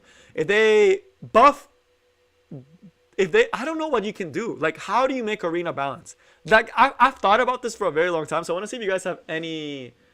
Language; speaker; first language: English; native; English